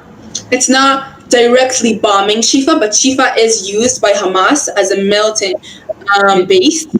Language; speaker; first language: English; non-native, fluent; Hebrew